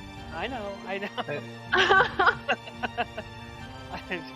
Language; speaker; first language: English; native; English